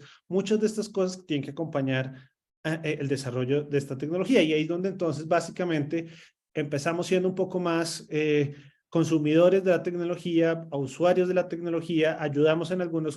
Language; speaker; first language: Spanish; native; Spanish